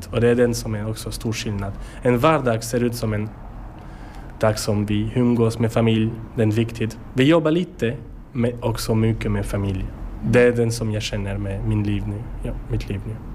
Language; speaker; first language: Swedish; non-native, learner; French